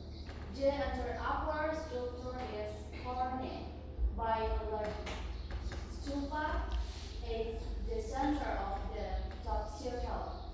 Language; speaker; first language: English; non-native, learner; Indonesian